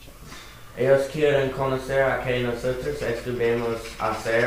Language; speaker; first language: Spanish; non-native, learner; English